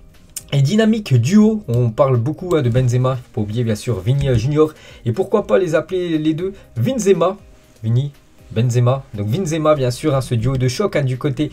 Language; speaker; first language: French; native; French